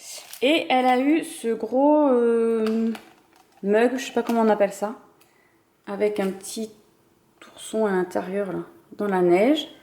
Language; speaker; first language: French; native; French